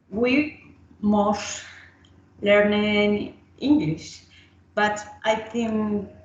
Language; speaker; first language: English; non-native, learner; Spanish